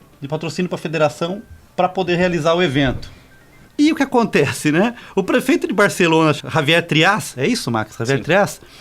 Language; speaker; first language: Portuguese; native; Portuguese